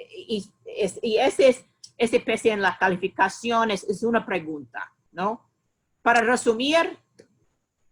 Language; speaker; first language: Spanish; non-native, fluent; English